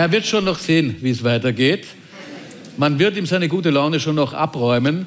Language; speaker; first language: German; native; German